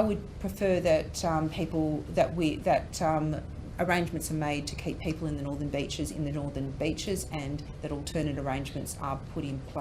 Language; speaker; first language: English; native; English